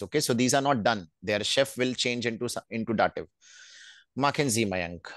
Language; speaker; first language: English; non-native, local second language; Hindi